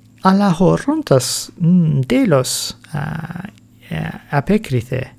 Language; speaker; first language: Greek; non-native, fluent; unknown